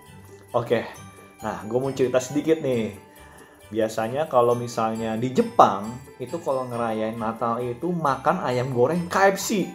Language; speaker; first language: Indonesian; native; Indonesian